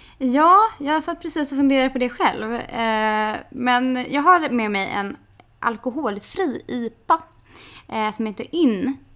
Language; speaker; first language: Swedish; native; Swedish